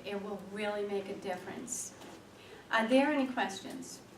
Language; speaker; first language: English; native; English